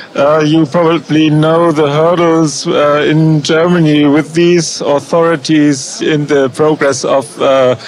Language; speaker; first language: English; non-native, fluent; German